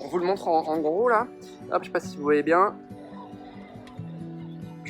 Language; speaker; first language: French; native; French